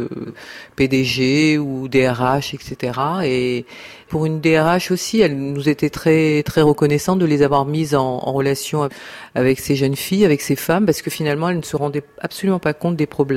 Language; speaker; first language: French; native; French